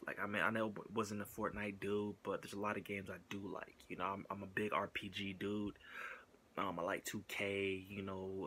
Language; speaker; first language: English; native; English